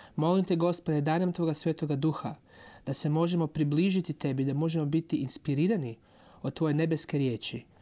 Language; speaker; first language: English; non-native, fluent; Croatian